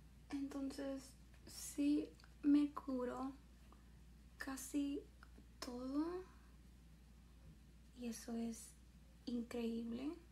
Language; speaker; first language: Spanish; early bilingual, heritage; Spanish